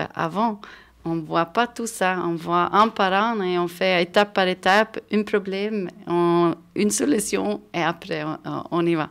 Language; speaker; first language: French; non-native, fluent; Swedish